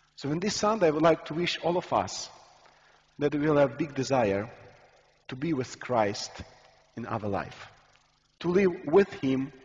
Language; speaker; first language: English; non-native, fluent; Ukrainian